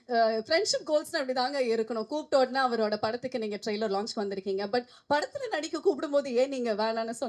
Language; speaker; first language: Tamil; native; Tamil